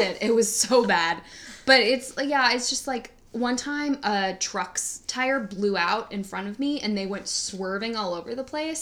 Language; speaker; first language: English; native; English